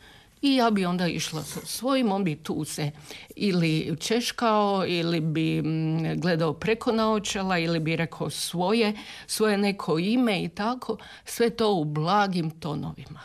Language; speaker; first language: Serbian; native; Serbian